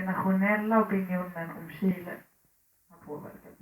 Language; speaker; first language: Swedish; early bilingual, other home language; Spanish